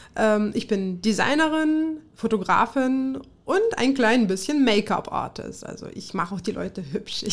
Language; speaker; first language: German; early bilingual, other home language; Russian